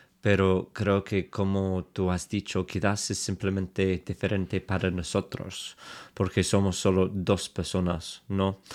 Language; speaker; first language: Spanish; non-native, fluent; English